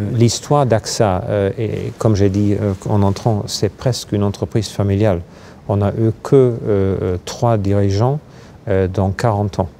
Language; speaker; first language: French; non-native, fluent; German